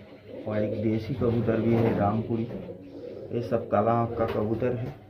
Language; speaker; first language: Hindi; non-native, local second language; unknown